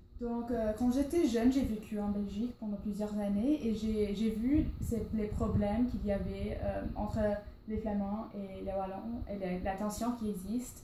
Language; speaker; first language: French; non-native, learner; English